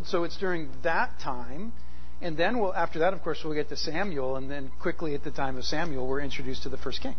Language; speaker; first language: English; native; English